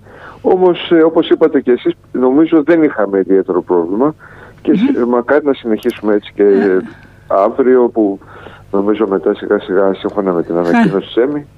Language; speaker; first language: Greek; native; Greek